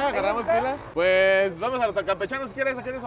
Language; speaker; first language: Spanish; native; Spanish